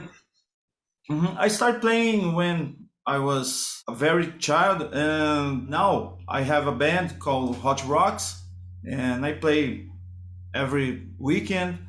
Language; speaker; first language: English; non-native, learner; Portuguese